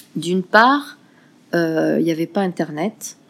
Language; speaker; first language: French; native; French